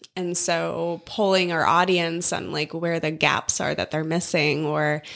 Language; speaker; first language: English; native; English